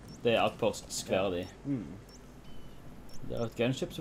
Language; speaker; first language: Norwegian; native; Norwegian